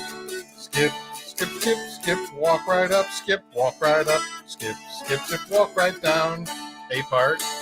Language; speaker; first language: English; native; English